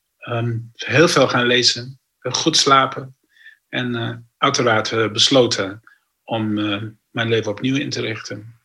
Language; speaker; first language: Dutch; non-native, fluent; English